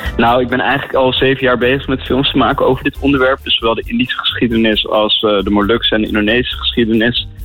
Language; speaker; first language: Dutch; native; Dutch